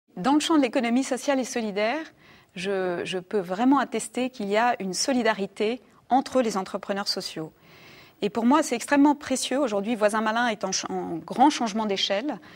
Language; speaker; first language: French; native; French